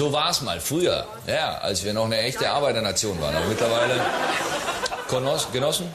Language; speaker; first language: German; native; German